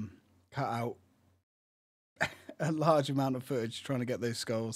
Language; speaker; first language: English; native; English